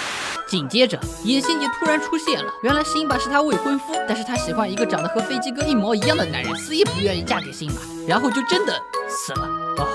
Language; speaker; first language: Chinese; native; Chinese